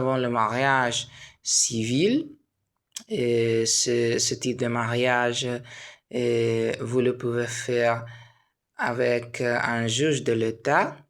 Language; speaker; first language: French; non-native, learner; Spanish